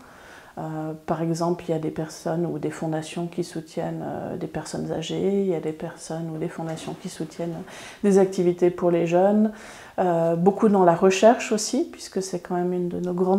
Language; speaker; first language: French; native; French